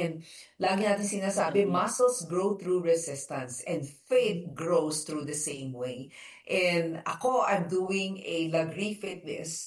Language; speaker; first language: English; non-native, local second language; Filipino